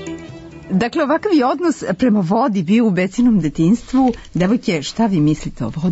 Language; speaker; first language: Serbian; native; Serbian